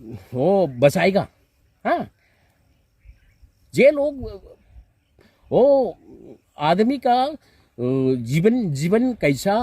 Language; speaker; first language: Hindi; non-native, local second language; Manipuri